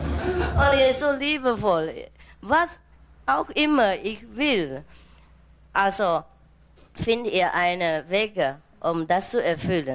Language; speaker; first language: German; non-native, fluent; Vietnamese